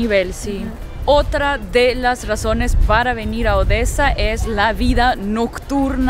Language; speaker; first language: Spanish; early bilingual, heritage; Russian